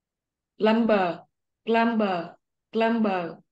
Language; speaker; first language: English; non-native, learner; Vietnamese